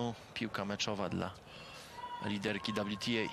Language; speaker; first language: Polish; native; Polish